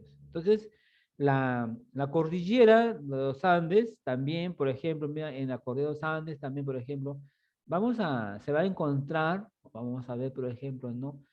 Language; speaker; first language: Spanish; native; Spanish